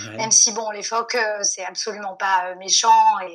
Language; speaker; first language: French; native; French